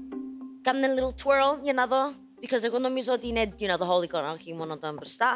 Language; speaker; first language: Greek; early bilingual, heritage; Greek